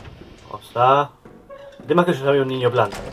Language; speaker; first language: Spanish; native; Spanish